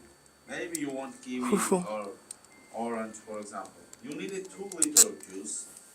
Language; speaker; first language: English; non-native, learner; Georgian